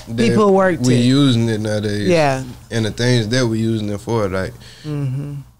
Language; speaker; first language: English; native; English